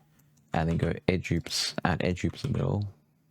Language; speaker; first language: English; native; English